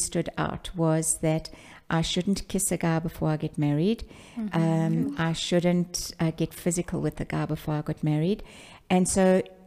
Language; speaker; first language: English; native; English